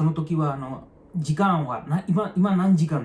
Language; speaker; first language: Japanese; non-native, learner; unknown